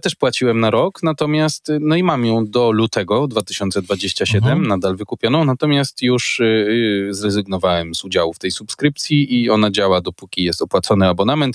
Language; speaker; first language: Polish; native; Polish